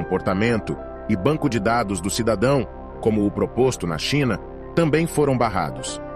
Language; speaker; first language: Portuguese; native; Portuguese